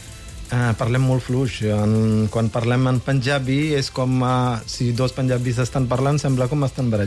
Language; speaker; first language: Catalan; non-native, fluent; Punjabi